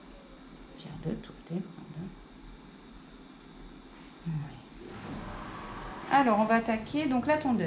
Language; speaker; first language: French; native; French